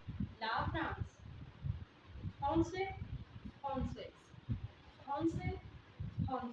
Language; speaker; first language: French; non-native, learner; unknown